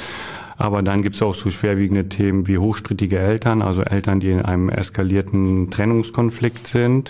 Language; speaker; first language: German; native; German